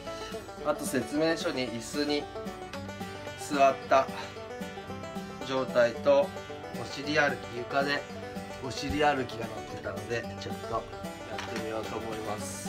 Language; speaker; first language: Japanese; native; Japanese